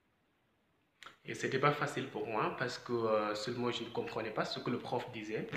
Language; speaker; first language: French; non-native, fluent; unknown